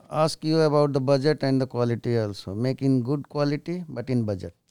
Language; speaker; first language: English; non-native, local second language; Hindi